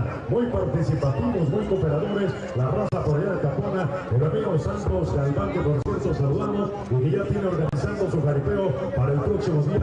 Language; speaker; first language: Spanish; native; Spanish